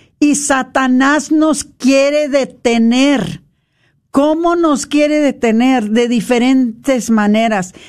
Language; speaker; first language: Spanish; non-native, fluent; English